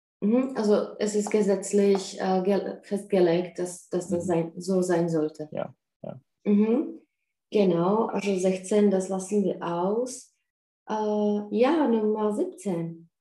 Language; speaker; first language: German; non-native, fluent; Czech